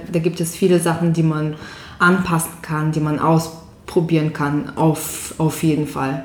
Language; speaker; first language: German; non-native, fluent; Bulgarian